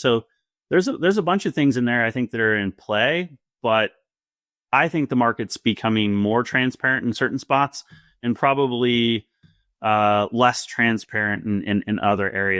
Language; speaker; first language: English; native; English